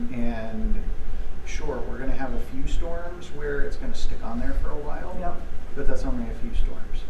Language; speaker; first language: English; native; English